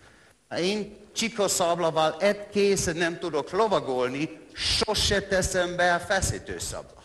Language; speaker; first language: Hungarian; non-native, learner; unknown